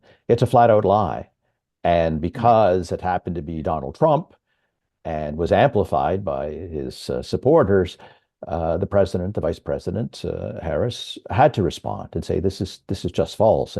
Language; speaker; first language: English; native; English